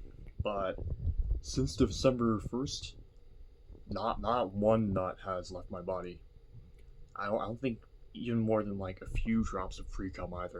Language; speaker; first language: English; native; English